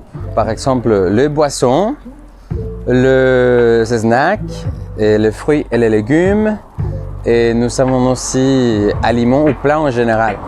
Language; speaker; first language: French; non-native, fluent; Spanish